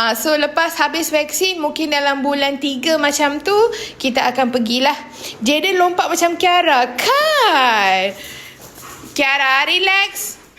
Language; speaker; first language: Malay; non-native, local second language; Tamil